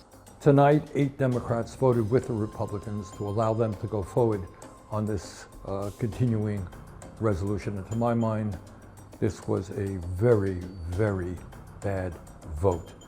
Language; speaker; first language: English; native; English